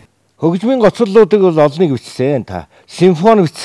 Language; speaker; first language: Mongolian; native; Mongolian